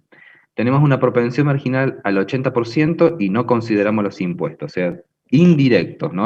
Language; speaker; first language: Spanish; native; Spanish